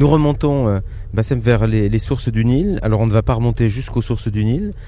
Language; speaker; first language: French; native; French